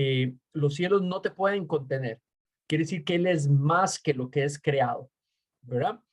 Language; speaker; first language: Spanish; native; Spanish